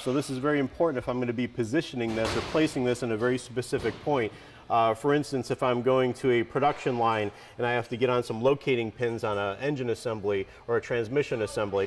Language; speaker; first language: English; native; English